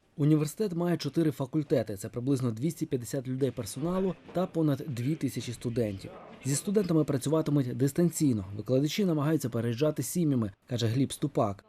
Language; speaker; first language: Ukrainian; native; Ukrainian